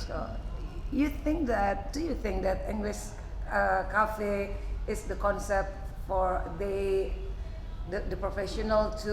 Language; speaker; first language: English; non-native, fluent; Indonesian